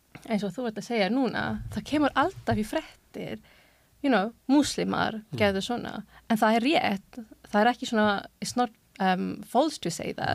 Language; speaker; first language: Icelandic; non-native, learner; Urdu